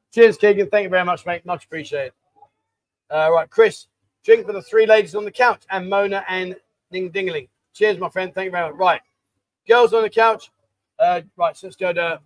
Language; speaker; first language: English; native; English